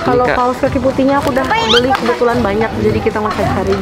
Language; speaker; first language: Indonesian; native; Indonesian